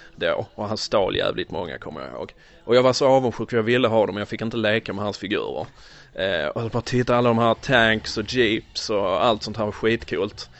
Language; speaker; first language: Swedish; early bilingual, other home language; English